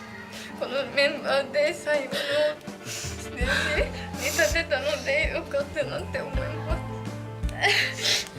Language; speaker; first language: Japanese; native; Japanese